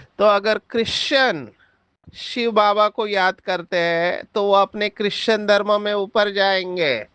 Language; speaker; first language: Hindi; non-native, local second language; Marathi